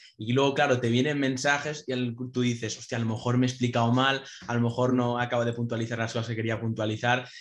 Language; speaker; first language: Spanish; native; Spanish